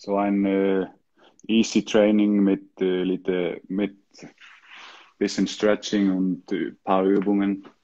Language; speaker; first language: German; non-native, learner; Icelandic